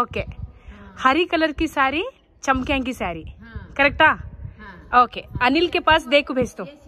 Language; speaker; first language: Hindi; non-native, local second language; Kannada